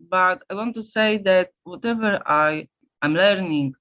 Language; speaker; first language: English; non-native, fluent; Polish